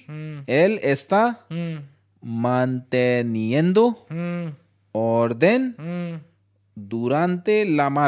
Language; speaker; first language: Spanish; non-native, learner; Hindi